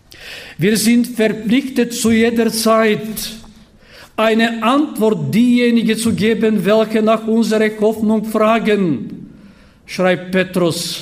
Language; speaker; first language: German; non-native, fluent; Bulgarian